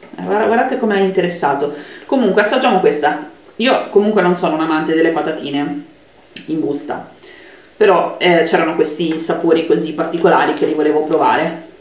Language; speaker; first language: Italian; native; Italian